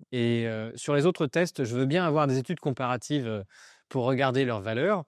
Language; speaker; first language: French; native; French